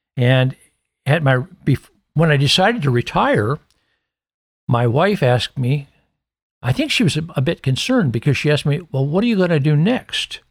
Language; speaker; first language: English; native; English